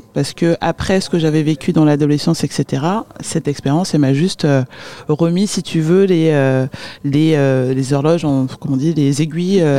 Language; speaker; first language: French; early bilingual, other home language; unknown